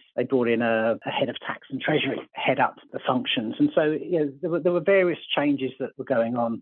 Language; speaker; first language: English; native; English